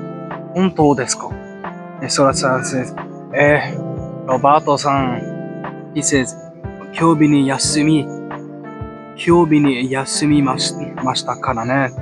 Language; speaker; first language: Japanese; non-native, learner; English